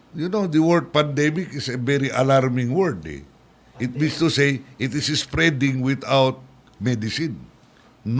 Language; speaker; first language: English; non-native, local second language; Chavacano